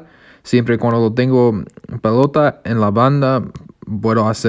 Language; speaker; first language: Spanish; non-native, learner; English